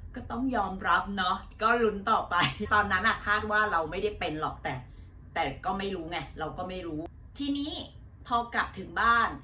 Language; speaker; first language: Thai; native; Thai